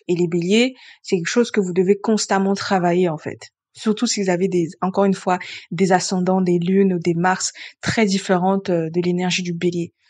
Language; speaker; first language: French; early bilingual, other home language; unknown